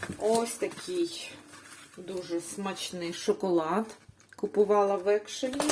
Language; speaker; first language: Ukrainian; native; Ukrainian